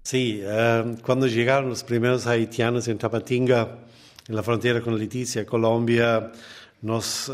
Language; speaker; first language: Portuguese; non-native, fluent; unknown